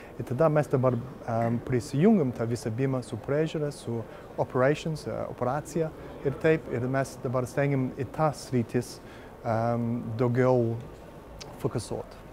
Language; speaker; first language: Lithuanian; early bilingual, heritage; Lithuanian